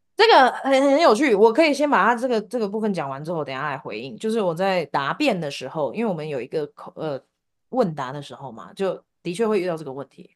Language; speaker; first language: Chinese; native; Chinese